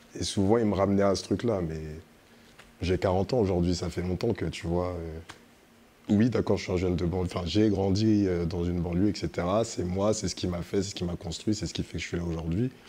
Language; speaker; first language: French; early bilingual, other home language; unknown